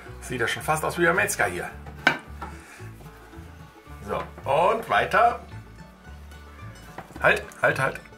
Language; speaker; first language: German; native; German